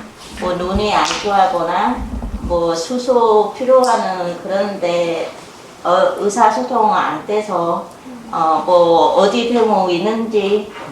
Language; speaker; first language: Korean; non-native, learner; Vietnamese